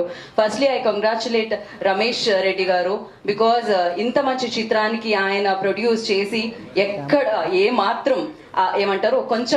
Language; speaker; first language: Telugu; native; Telugu